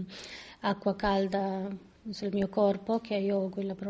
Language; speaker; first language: Italian; non-native, learner; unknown